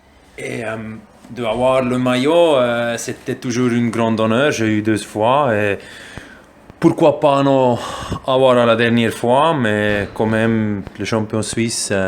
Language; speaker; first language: French; non-native, local second language; German